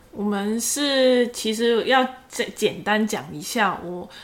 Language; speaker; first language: Chinese; native; Chinese